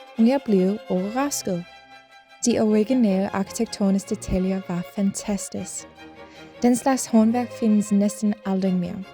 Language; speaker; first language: Danish; non-native, fluent; English